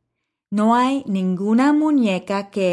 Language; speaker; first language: Spanish; non-native, fluent; English